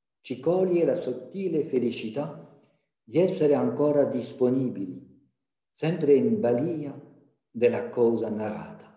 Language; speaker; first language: Italian; non-native, fluent; French